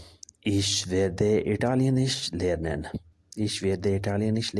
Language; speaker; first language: German; non-native, fluent; Urdu